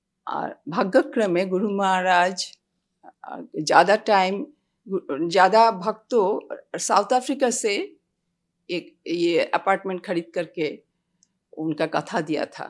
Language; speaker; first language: Hindi; non-native, local second language; Bangla